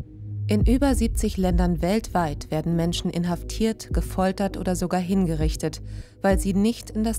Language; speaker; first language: German; native; German